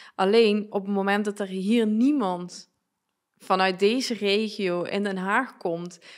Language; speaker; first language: Dutch; native; Dutch